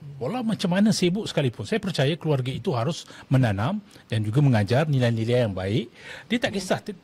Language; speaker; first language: Malay; non-native, local second language; Tamil